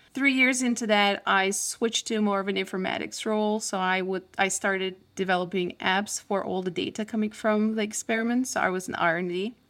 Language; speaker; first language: English; non-native, fluent; Turkish